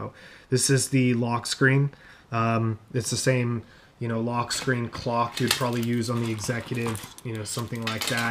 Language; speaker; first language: English; native; English